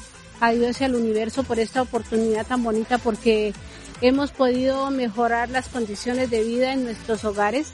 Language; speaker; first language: Spanish; native; Spanish